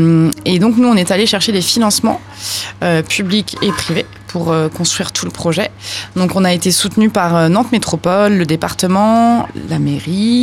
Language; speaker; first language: French; native; French